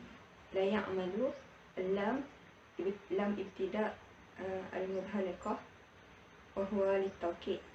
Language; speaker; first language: Arabic; non-native, learner; Malay